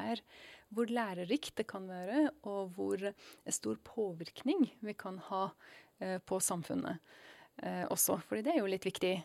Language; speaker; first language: Norwegian; non-native, fluent; Persian